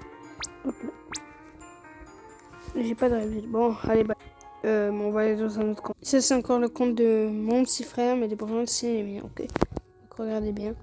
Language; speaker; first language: French; native; French